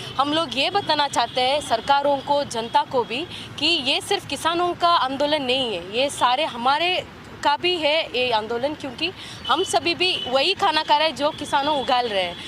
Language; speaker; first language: Hindi; non-native, local second language; Kannada